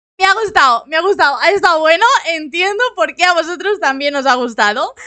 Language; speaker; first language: Spanish; native; Spanish